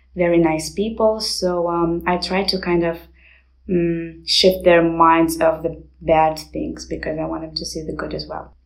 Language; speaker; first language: English; non-native, fluent; Romanian